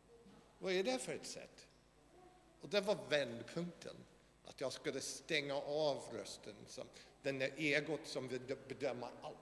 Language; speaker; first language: Swedish; non-native, fluent; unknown